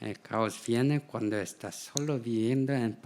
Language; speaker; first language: Spanish; non-native, learner; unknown